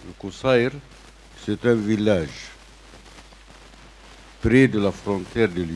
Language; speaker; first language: French; non-native, learner; Arabic